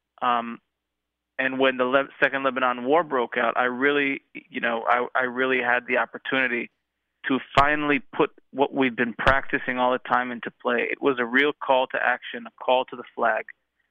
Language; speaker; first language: English; native; English